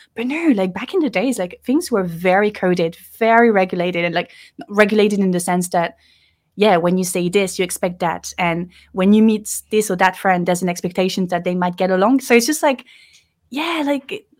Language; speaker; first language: English; non-native, fluent; French